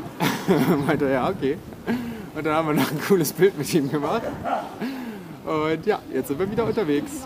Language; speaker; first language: German; native; German